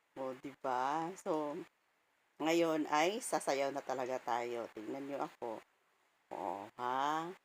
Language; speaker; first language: Filipino; non-native, local second language; Cebuano